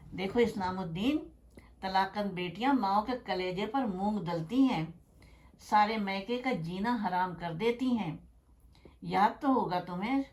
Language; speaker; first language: Urdu; native; Urdu